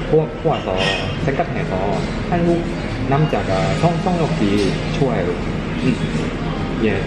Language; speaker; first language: Korean; non-native, learner; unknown